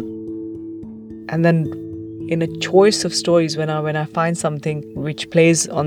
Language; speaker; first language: English; non-native, local second language; Hindi